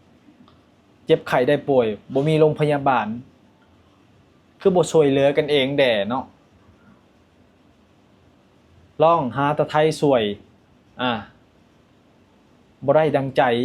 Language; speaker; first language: Thai; non-native, local second language; Lao